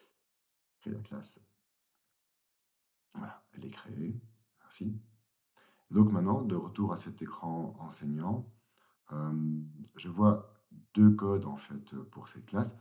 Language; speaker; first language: French; native; French